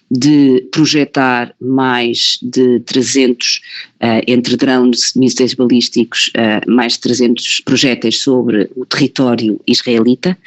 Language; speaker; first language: Portuguese; native; Portuguese